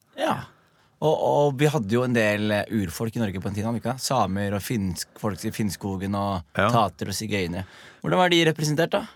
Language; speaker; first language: Norwegian; early bilingual, other home language; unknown